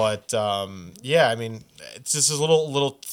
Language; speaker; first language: English; native; English